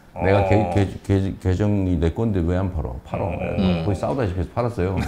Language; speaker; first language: Korean; native; Korean